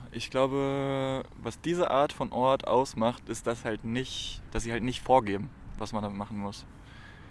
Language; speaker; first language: German; native; German